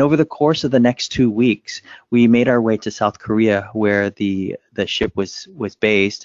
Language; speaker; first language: English; early bilingual, other home language; Vietnamese